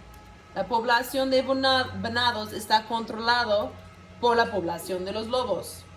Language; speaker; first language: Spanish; non-native, local second language; English